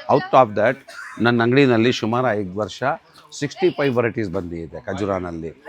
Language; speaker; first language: Kannada; non-native, local second language; Urdu